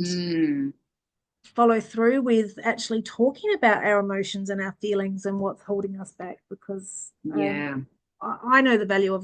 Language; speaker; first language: English; early bilingual, other home language; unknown